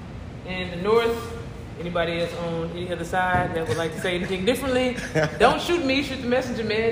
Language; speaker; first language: English; native; English